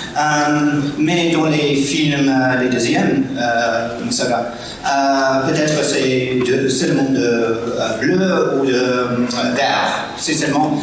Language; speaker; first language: French; non-native, learner; English